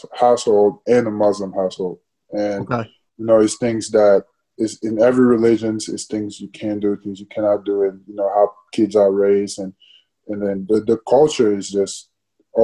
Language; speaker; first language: English; non-native, fluent; Wolof